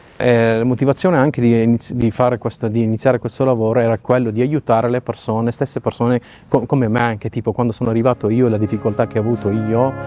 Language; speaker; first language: Italian; non-native, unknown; Urdu